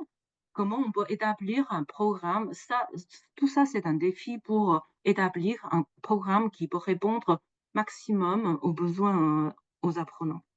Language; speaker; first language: French; non-native, fluent; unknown